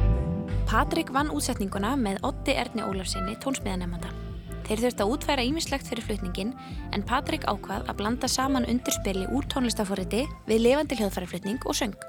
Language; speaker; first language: Icelandic; native; Icelandic